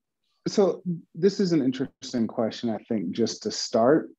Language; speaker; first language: English; native; English